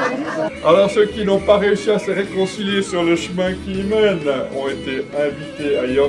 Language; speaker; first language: French; non-native, fluent; Romanian